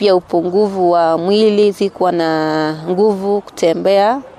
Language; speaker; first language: Swahili; non-native, local second language; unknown